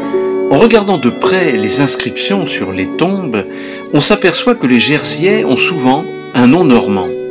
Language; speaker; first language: French; native; French